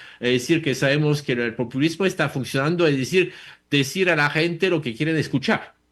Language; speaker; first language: Spanish; non-native, fluent; French